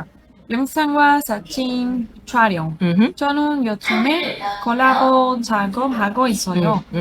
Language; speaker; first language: Korean; non-native, learner; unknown